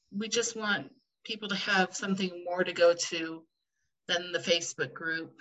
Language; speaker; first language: English; native; English